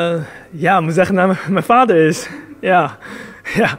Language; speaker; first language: Dutch; early bilingual, other home language; Chinese